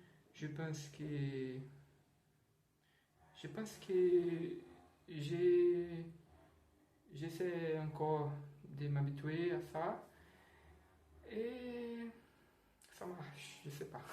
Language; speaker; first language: French; non-native, learner; Portuguese